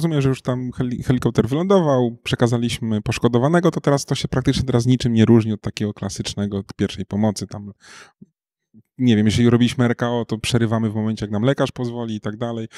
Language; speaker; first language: Polish; native; Polish